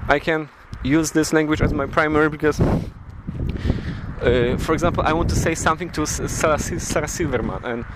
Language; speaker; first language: English; non-native, learner; Polish